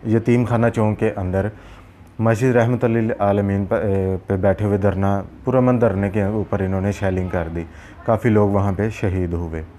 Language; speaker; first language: Urdu; non-native, local second language; Punjabi